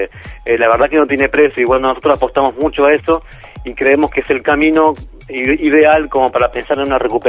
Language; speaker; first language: Spanish; native; Spanish